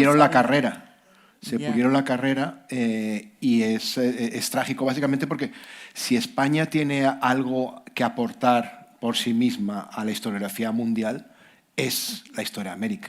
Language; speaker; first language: Spanish; native; Spanish